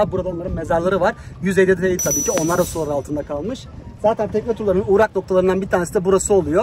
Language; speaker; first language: Turkish; native; Turkish